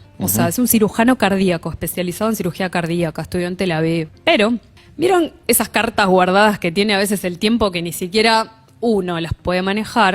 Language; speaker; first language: Spanish; native; Spanish